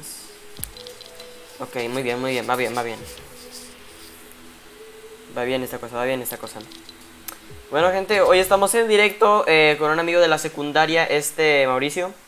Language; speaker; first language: Spanish; native; Spanish